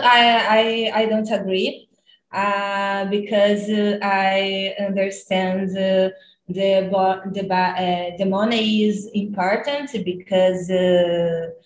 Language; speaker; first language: English; non-native, learner; Portuguese